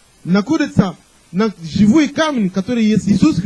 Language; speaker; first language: Russian; non-native, fluent; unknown